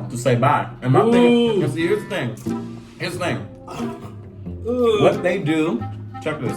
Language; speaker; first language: English; native; English